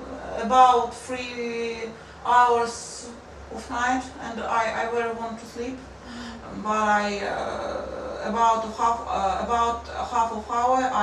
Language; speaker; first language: English; non-native, learner; Russian